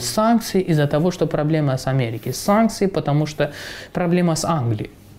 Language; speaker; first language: Russian; non-native, fluent; Persian